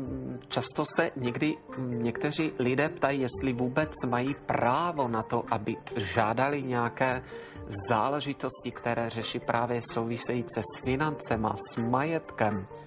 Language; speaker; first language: Czech; native; Czech